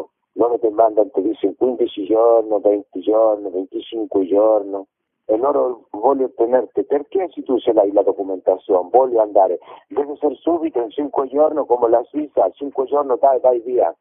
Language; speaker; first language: Italian; non-native, learner; Spanish